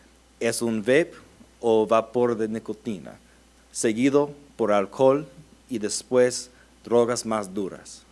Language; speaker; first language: Spanish; early bilingual, heritage; Spanish